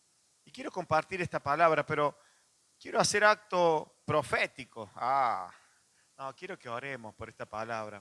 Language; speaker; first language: Spanish; native; Spanish